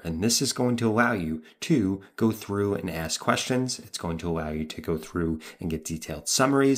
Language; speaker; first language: English; native; English